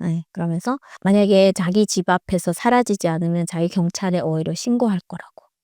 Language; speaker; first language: Korean; native; Korean